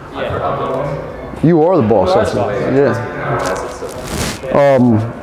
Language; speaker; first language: English; native; English